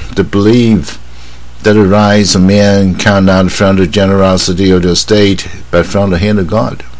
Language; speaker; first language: English; non-native, fluent; Chinese